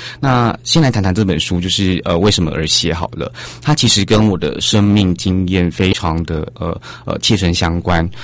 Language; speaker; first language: Chinese; native; Chinese